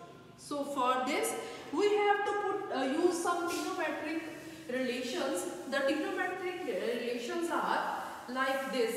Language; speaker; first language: English; non-native, local second language; Hindi